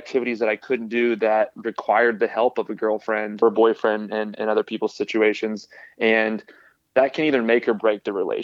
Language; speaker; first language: English; native; English